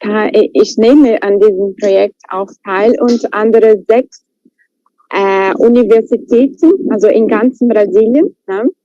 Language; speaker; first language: German; non-native, fluent; Portuguese